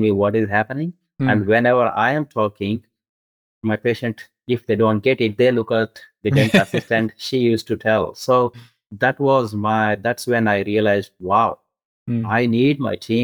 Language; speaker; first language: English; non-native, local second language; Kannada